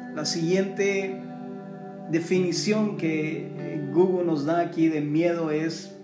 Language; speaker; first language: Spanish; early bilingual, heritage; Spanish